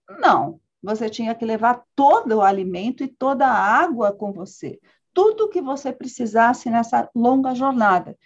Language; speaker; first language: Portuguese; early bilingual, other home language; Spanish